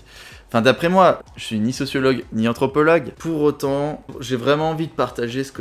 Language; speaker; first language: French; native; French